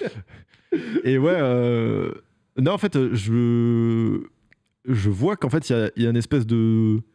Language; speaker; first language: French; native; French